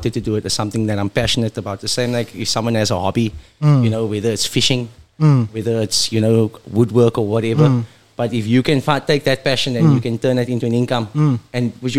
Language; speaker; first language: English; native; English